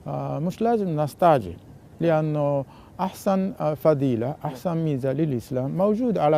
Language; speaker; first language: Arabic; non-native, fluent; Japanese